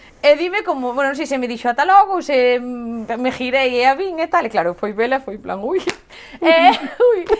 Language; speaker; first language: Galician; native; Galician